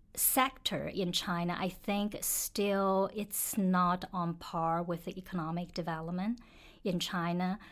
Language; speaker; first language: English; non-native, fluent; Chinese